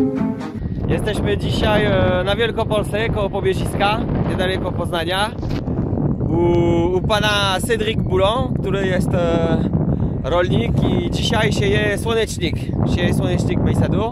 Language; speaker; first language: Polish; non-native, fluent; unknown